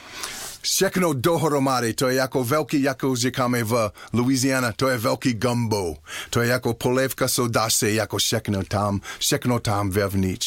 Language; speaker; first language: Czech; non-native, learner; English